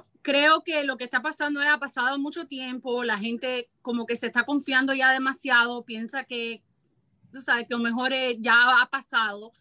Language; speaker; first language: Spanish; early bilingual, heritage; Spanish